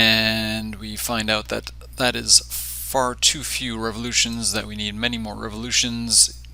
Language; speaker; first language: English; native; English